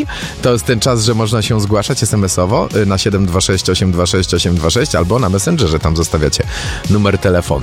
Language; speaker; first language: Polish; native; Polish